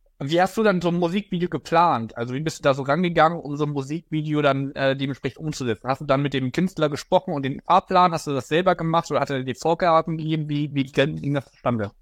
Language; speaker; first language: German; native; German